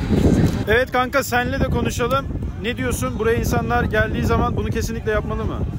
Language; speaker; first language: Turkish; native; Turkish